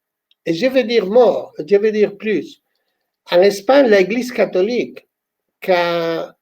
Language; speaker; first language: French; non-native, fluent; Spanish